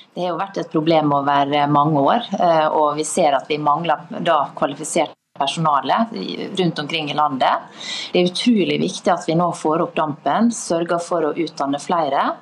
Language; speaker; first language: Norwegian; native; Norwegian